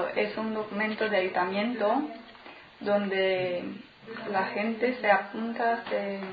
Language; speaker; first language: Spanish; non-native, fluent; Romanian